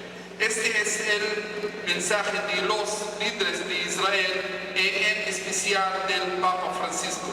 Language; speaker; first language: Spanish; non-native, fluent; Hebrew